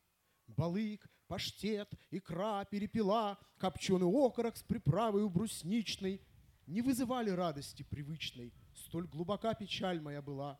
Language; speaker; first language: Russian; native; Russian